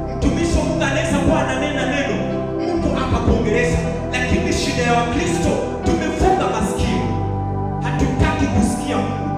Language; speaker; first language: Swahili; non-native, local second language; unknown